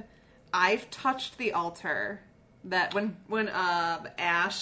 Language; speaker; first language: English; native; English